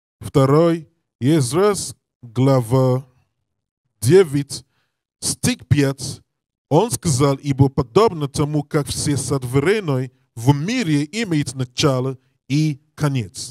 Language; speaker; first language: Russian; non-native, learner; English